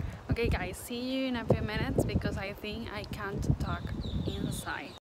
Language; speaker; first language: English; non-native, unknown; Spanish